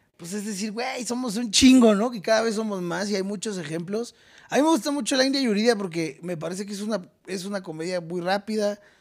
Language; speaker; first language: Spanish; native; Spanish